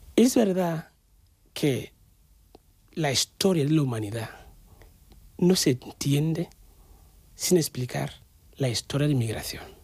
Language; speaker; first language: Spanish; non-native, fluent; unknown